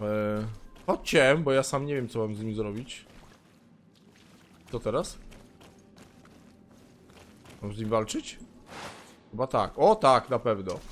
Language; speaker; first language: Polish; native; Polish